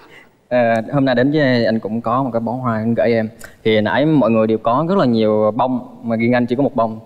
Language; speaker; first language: Vietnamese; native; Vietnamese